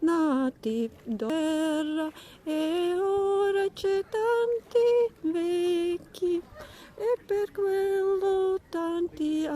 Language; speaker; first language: Italian; non-native, learner; Latvian